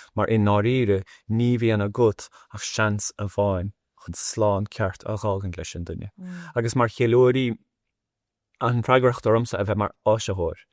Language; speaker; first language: Irish; non-native, local second language; English